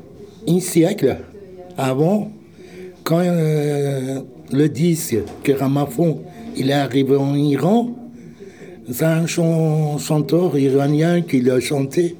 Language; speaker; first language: French; non-native, learner; Persian